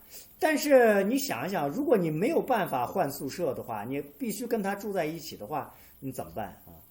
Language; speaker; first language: Chinese; native; Chinese